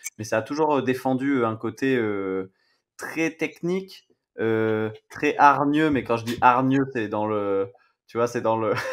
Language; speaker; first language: French; native; French